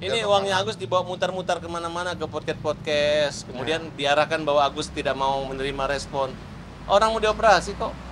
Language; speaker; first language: Indonesian; native; Indonesian